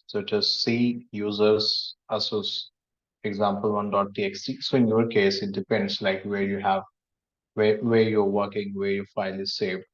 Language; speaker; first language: English; non-native, local second language; Hindi